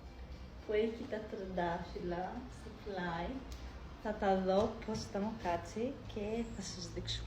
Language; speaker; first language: Greek; non-native, fluent; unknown